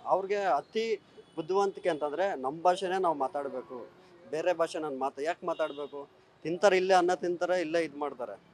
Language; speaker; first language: Kannada; native; Kannada